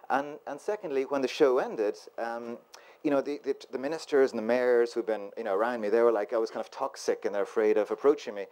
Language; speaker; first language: English; native; English